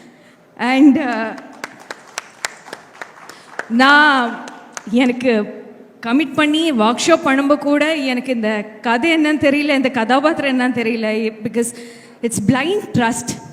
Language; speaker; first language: Tamil; non-native, learner; Malayalam